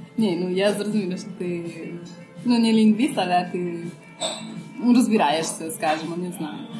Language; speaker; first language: Ukrainian; non-native, fluent; Italian